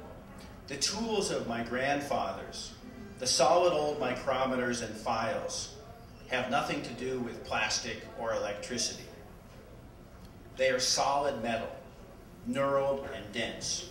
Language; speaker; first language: English; native; English